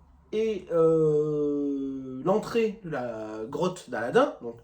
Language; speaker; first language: French; native; French